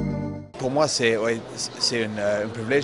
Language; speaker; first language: French; non-native, fluent; English